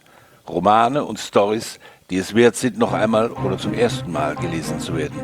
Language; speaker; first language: German; native; German